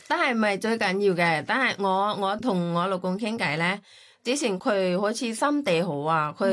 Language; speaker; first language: Cantonese; non-native, learner; Thai